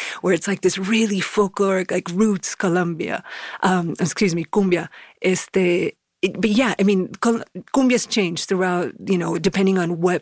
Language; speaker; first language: English; native; English